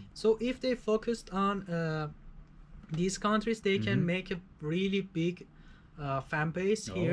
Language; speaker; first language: English; non-native, fluent; Persian